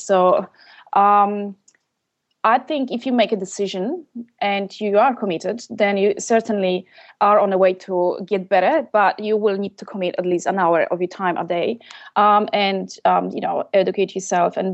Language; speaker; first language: English; non-native, fluent; Polish